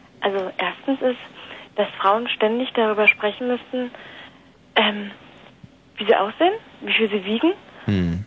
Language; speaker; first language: German; native; German